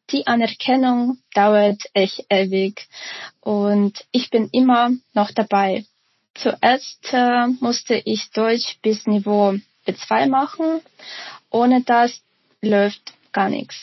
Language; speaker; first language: German; non-native, fluent; Ukrainian